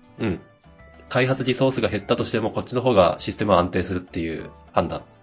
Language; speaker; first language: Japanese; native; Japanese